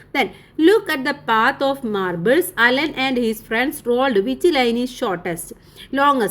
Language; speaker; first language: English; non-native, local second language; Malayalam